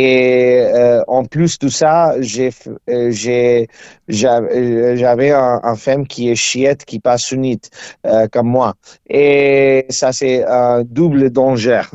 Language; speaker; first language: French; non-native, learner; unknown